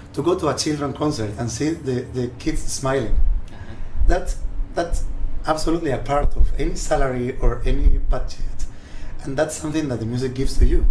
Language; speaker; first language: English; non-native, fluent; Spanish